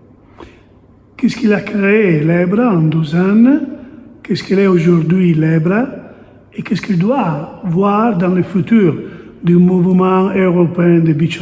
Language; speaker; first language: French; non-native, learner; Italian